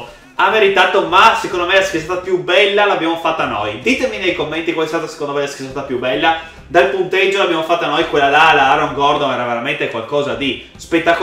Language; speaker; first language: Italian; native; Italian